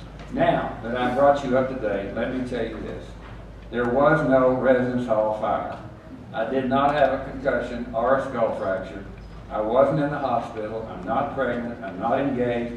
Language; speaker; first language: English; native; English